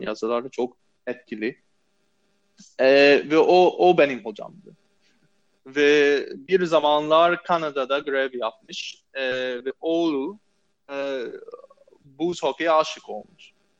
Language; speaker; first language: Turkish; non-native, fluent; English